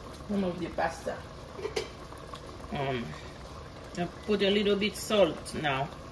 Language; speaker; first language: English; non-native, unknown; Haitian Creole